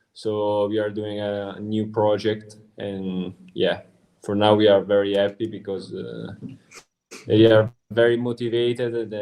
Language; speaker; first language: English; non-native, learner; Italian